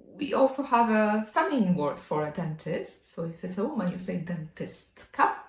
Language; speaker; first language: English; non-native, fluent; Polish